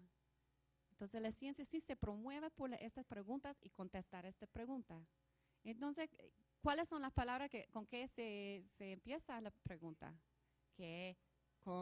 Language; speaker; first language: Spanish; non-native, fluent; English